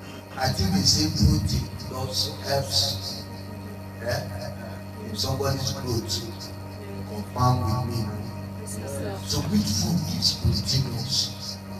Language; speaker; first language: English; non-native, local second language; Igbo